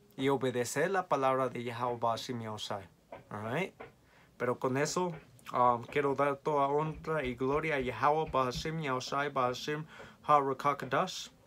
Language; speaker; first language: Spanish; early bilingual, heritage; Spanish